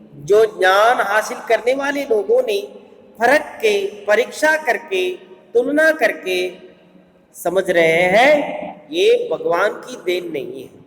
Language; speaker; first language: Hindi; non-native, local second language; Kannada